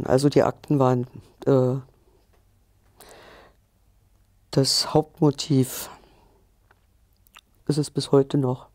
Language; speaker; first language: German; native; German